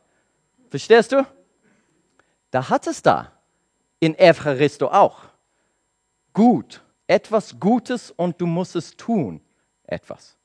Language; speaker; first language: German; non-native, learner; English